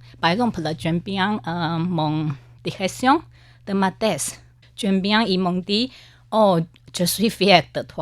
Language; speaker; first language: French; non-native, learner; Chinese